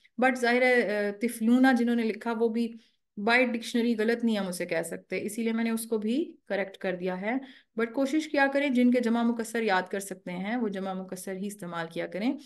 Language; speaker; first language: Urdu; native; Urdu